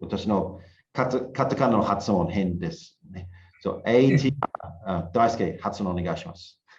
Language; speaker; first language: Japanese; non-native, learner; English